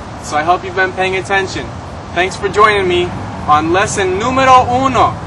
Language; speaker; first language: English; native; English